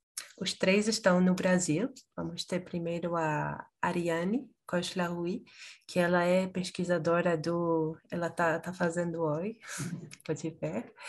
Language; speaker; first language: Portuguese; non-native, fluent; Spanish